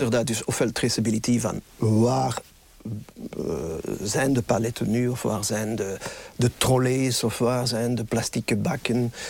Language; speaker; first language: Dutch; non-native, local second language; French